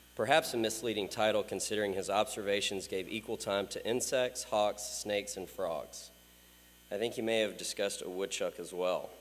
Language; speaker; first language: English; native; English